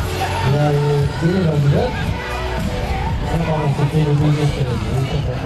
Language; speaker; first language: French; native; French